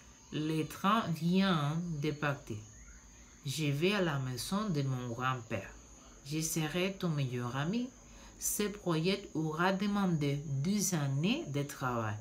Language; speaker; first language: French; non-native, learner; Spanish